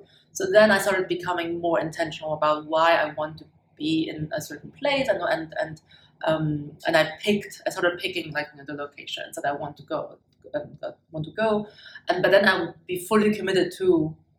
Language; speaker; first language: English; non-native, fluent; German